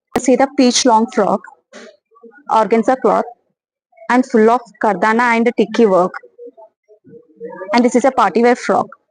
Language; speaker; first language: English; non-native, local second language; Telugu